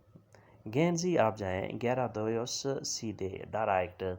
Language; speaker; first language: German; non-native, learner; Urdu